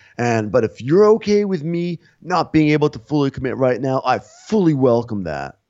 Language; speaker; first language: English; native; English